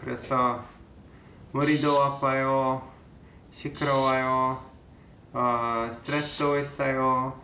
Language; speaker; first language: Korean; non-native, learner; English